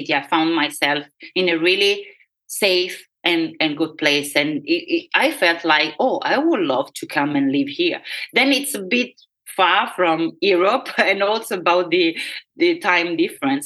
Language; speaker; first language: English; non-native, fluent; Italian